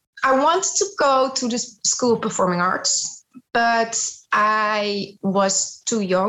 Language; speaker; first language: English; non-native, fluent; Dutch